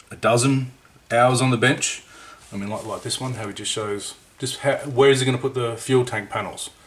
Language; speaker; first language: English; native; English